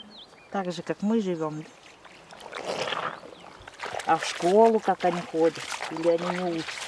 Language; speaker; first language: Russian; native; Russian